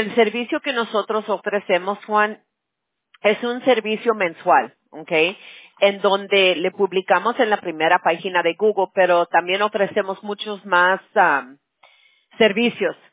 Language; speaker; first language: Spanish; early bilingual, heritage; Spanish